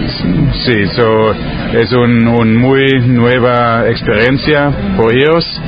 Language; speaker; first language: Spanish; non-native, learner; German